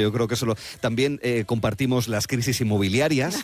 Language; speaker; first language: Spanish; native; Spanish